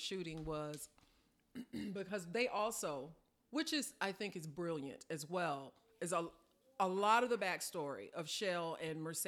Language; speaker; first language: English; native; English